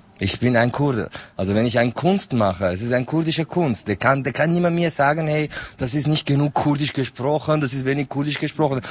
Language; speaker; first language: German; non-native, fluent; Kurdish